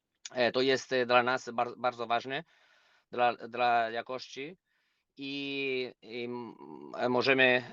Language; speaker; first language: Polish; non-native, learner; Spanish